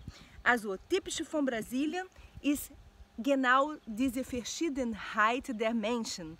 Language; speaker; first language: German; non-native, learner; Portuguese